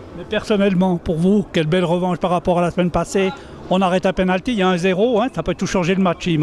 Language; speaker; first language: French; native; French